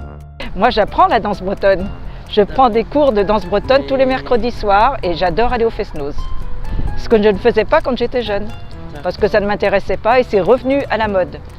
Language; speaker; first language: French; native; French